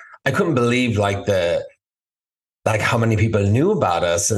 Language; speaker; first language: English; native; English